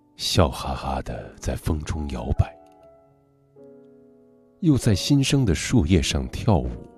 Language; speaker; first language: Chinese; native; Chinese